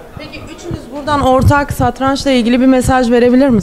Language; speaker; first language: Turkish; native; Turkish